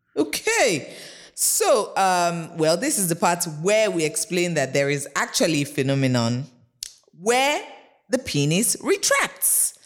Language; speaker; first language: English; non-native, local second language; Yoruba